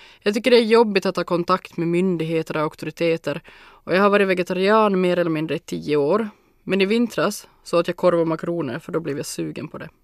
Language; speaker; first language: Swedish; native; Swedish